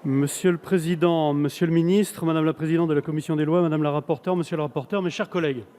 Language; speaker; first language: French; native; French